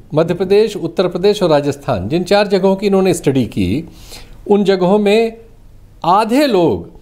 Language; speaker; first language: Hindi; native; Hindi